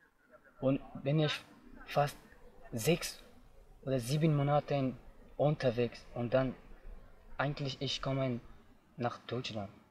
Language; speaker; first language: German; non-native, learner; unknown